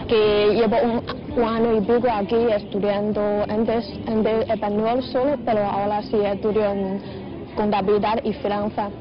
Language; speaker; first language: Spanish; non-native, learner; Chinese